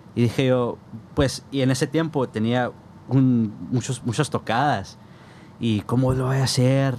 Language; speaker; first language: Spanish; early bilingual, heritage; Spanish